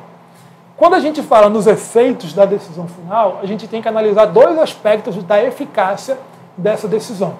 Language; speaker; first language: Portuguese; native; Portuguese